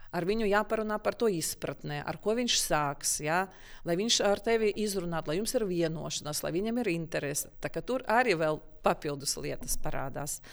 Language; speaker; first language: Latvian; non-native, local second language; Russian